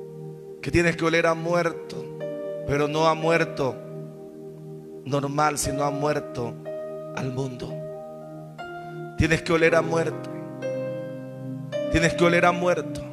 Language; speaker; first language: Spanish; native; Spanish